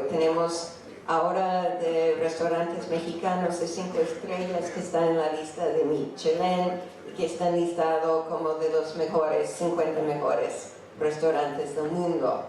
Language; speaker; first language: Spanish; non-native, fluent; English